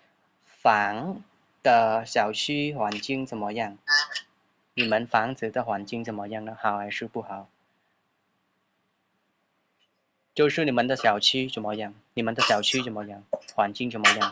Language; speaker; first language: Chinese; non-native, fluent; Khmer